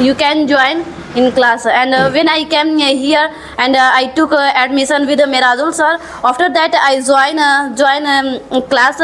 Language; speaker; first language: English; non-native, learner; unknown